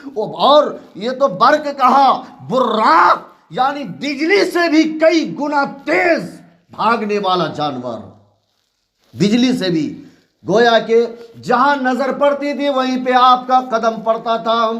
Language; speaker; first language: Urdu; native; Urdu